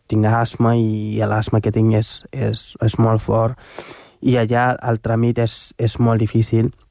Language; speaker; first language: Catalan; non-native, fluent; Wolof